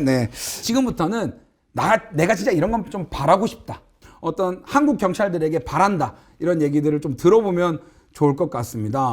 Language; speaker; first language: Korean; native; Korean